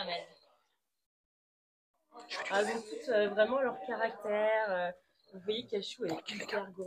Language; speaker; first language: French; native; French